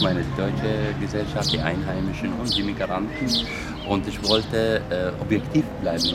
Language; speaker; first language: German; non-native, fluent; Arabic